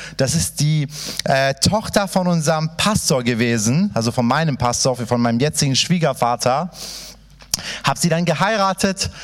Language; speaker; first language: German; early bilingual, other home language; Persian